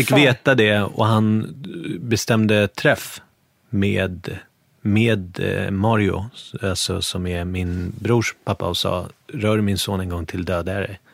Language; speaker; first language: Swedish; native; Swedish